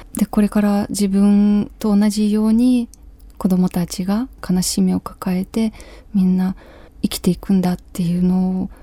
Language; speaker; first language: Japanese; non-native, fluent; Ukrainian